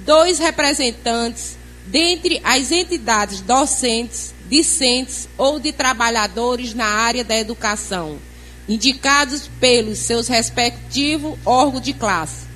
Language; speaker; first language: Portuguese; native; Portuguese